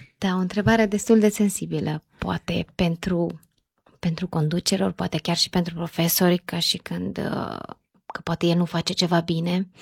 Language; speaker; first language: Romanian; native; Romanian